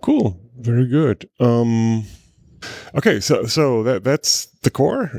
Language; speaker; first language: English; non-native, fluent; German